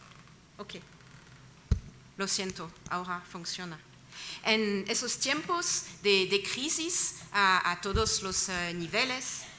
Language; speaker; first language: Spanish; non-native, fluent; French